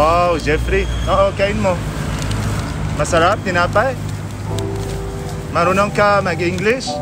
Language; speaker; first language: Filipino; non-native, learner; Arabic